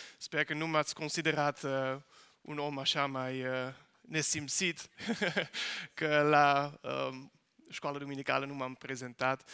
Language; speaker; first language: Romanian; non-native, fluent; Dutch